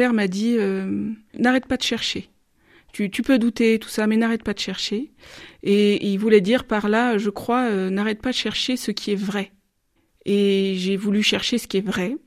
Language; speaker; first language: French; native; French